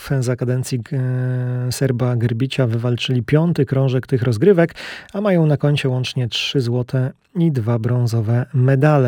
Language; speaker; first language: Polish; native; Polish